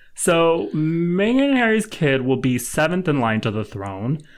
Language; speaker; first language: English; native; English